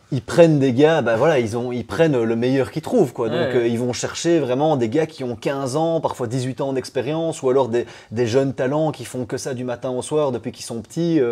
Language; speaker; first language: French; native; French